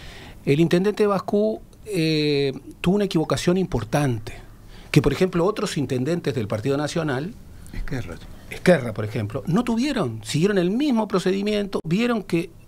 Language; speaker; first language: Spanish; native; Spanish